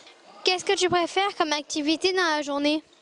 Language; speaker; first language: French; native; French